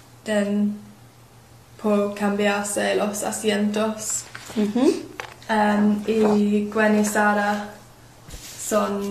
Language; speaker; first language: Spanish; non-native, learner; English